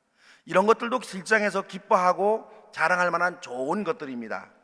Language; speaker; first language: Korean; native; Korean